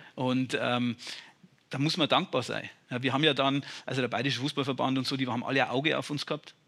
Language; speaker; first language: German; native; German